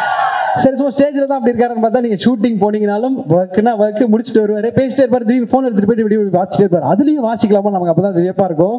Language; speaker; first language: Tamil; native; Tamil